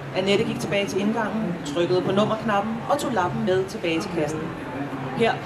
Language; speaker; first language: German; non-native, fluent; Danish